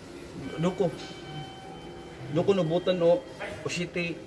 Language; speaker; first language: Japanese; non-native, learner; Cebuano